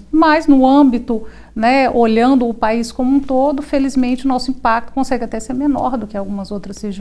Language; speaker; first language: Portuguese; native; Portuguese